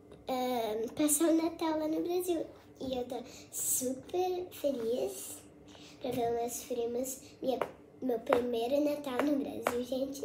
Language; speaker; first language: Portuguese; early bilingual, heritage; Portuguese